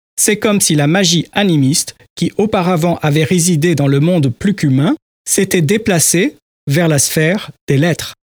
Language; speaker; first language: French; native; French